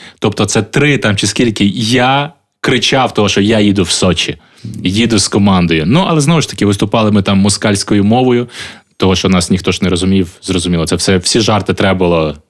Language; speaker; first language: Ukrainian; native; Ukrainian